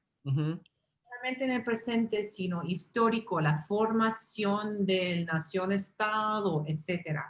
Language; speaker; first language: Spanish; early bilingual, heritage; English